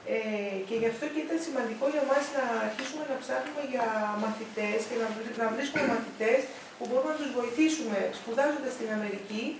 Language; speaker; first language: Greek; native; Greek